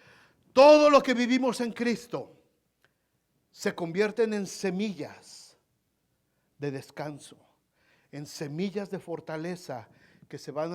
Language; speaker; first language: Spanish; native; Spanish